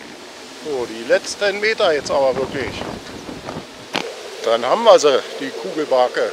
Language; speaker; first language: German; native; German